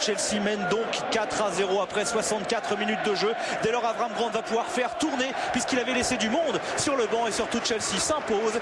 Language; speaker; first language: French; native; French